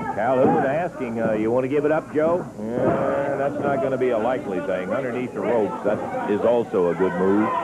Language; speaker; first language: English; native; English